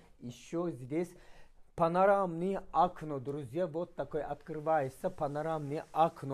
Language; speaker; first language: Russian; non-native, fluent; Turkish